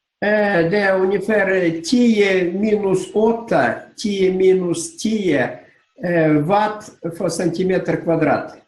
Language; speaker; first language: Swedish; non-native, learner; Russian